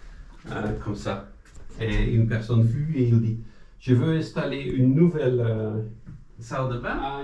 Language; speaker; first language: French; non-native, learner; Dutch